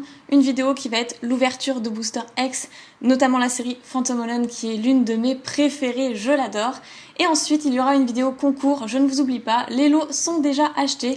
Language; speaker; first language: French; native; French